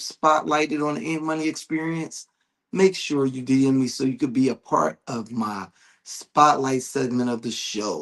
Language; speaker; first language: English; native; English